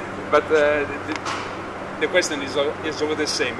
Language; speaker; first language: English; non-native, learner; Italian